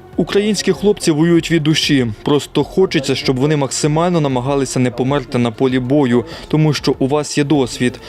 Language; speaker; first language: Ukrainian; non-native, fluent; Georgian